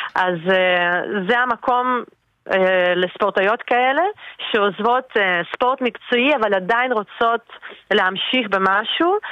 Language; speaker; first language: Hebrew; non-native, fluent; Russian